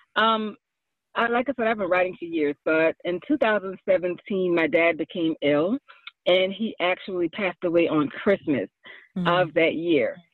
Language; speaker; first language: English; native; English